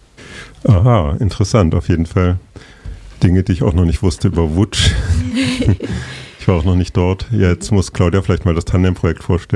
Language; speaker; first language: German; native; German